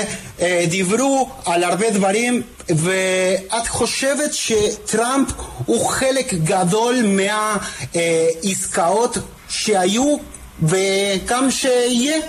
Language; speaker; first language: Hebrew; non-native, fluent; Spanish